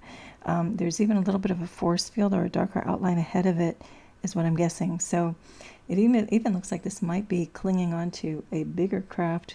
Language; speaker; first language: English; native; English